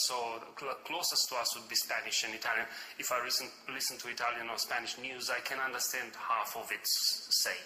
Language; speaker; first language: English; non-native, fluent; Romanian